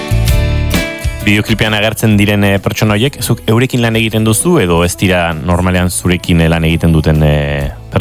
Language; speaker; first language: Basque; native; Basque